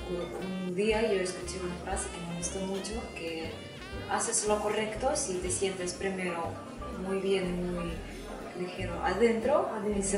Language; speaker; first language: Spanish; non-native, fluent; Russian